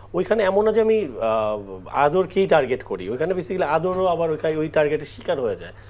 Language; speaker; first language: Bangla; native; Bangla